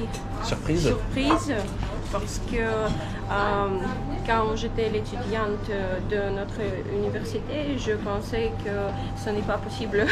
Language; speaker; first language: French; non-native, learner; Russian